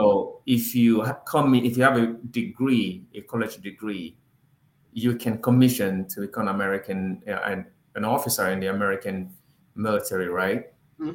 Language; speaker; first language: English; non-native, local second language; Yoruba